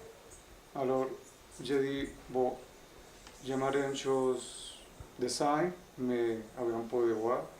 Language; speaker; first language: French; non-native, learner; Spanish